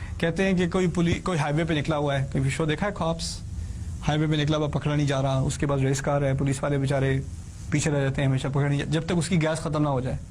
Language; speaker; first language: Urdu; early bilingual, heritage; Urdu